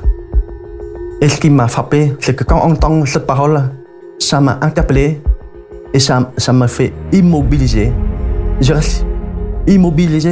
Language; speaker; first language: French; non-native, fluent; Khmer